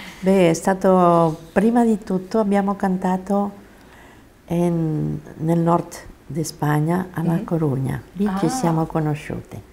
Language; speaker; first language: Italian; non-native, fluent; Catalan